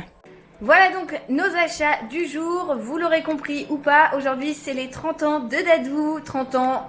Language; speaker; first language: French; native; French